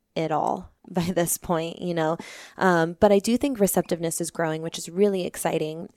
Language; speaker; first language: English; native; English